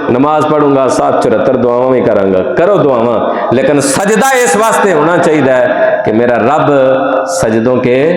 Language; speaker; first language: Urdu; non-native, local second language; Punjabi